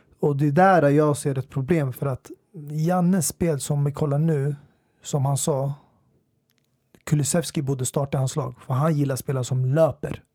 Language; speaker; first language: Swedish; native; Swedish